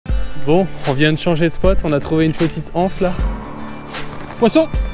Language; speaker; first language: French; native; French